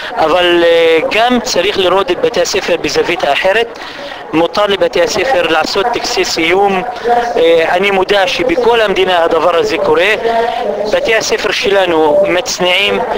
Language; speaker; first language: Hebrew; non-native, local second language; Arabic